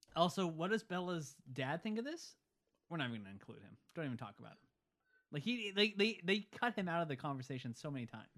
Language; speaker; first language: English; early bilingual, other home language; Italian